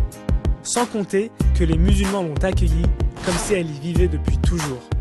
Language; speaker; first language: French; native; French